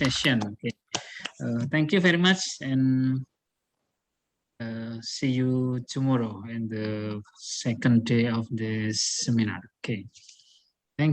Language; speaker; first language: English; non-native, learner; Indonesian